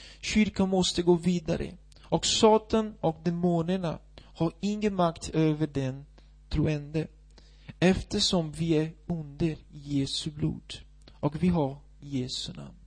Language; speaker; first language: Swedish; non-native, fluent; Portuguese